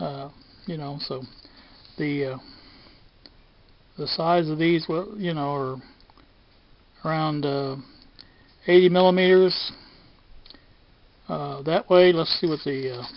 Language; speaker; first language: English; native; English